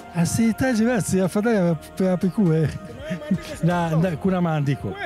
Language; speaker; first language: Swahili; non-native, fluent; Italian